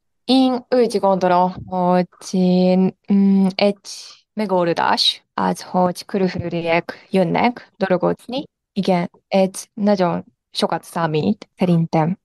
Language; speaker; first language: Hungarian; non-native, fluent; Japanese